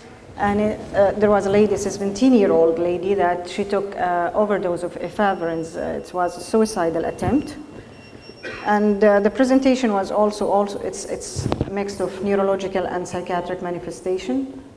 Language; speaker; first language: English; non-native, fluent; Arabic